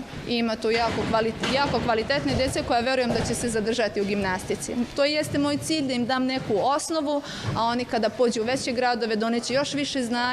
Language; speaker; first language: Bosnian; native; Bosnian